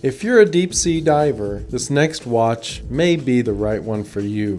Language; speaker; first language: English; native; English